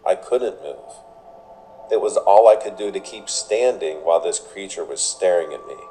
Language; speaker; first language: English; native; English